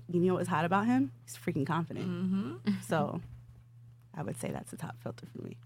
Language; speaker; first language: English; native; English